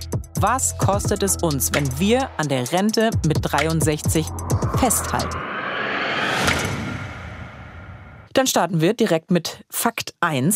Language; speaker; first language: German; native; German